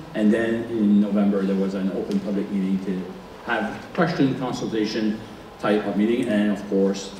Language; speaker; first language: English; non-native, local second language; French